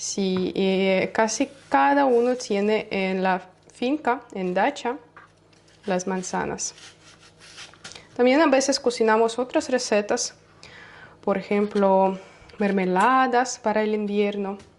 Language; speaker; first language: Spanish; non-native, learner; Russian